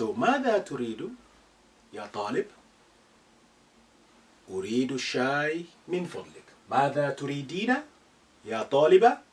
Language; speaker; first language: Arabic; non-native, fluent; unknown